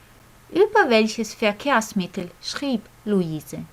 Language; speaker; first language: German; non-native, fluent; Croatian